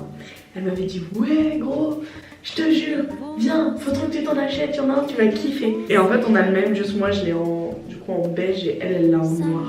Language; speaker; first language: French; native; French